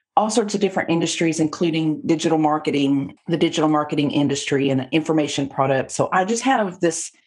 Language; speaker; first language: English; native; English